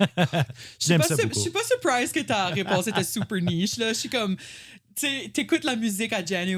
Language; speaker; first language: French; native; French